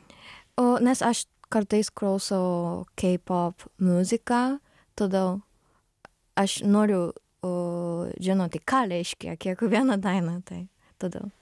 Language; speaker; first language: Lithuanian; non-native, learner; Japanese